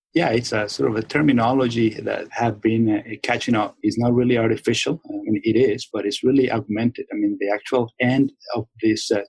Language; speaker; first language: English; non-native, fluent; Spanish